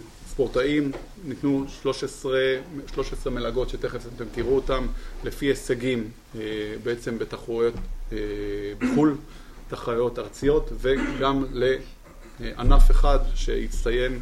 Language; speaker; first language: Hebrew; native; Hebrew